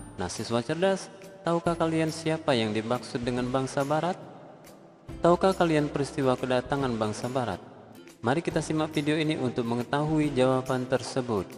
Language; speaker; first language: Indonesian; native; Indonesian